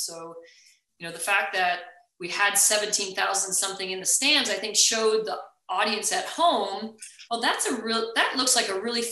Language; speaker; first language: English; native; English